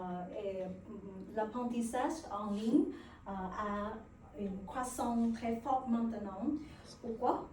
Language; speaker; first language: French; non-native, learner; Vietnamese